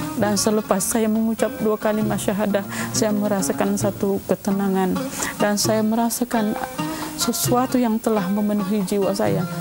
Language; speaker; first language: Malay; non-native, local second language; Central Dusun